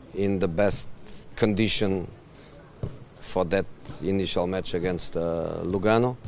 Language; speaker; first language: English; non-native, fluent; Portuguese